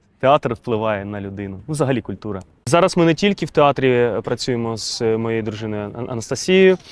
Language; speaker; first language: Ukrainian; non-native, local second language; Russian